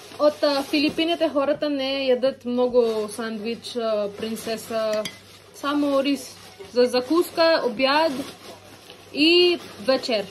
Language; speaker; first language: Bulgarian; non-native, local second language; Filipino